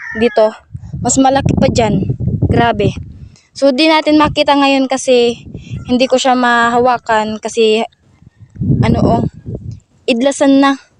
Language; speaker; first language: Filipino; non-native, local second language; Cebuano